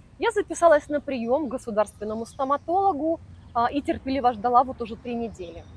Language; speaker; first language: Russian; native; Russian